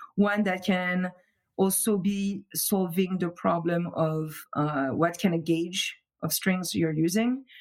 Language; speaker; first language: English; non-native, fluent; French